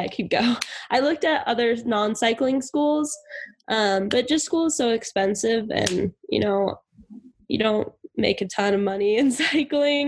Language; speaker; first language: English; native; English